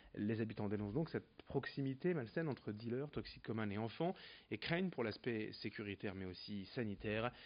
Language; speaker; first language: French; native; French